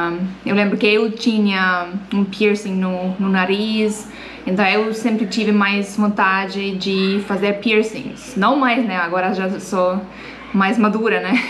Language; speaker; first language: Portuguese; non-native, fluent; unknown